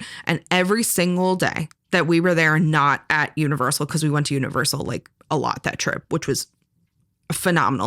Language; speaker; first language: English; native; English